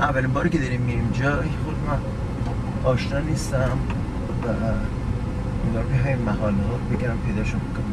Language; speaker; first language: Persian; native; Persian